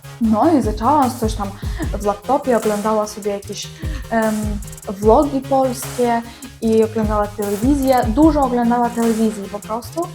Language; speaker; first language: Polish; non-native, learner; Ukrainian